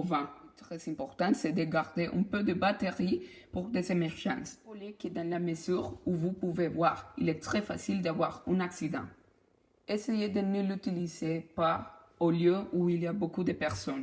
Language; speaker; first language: French; non-native, learner; Spanish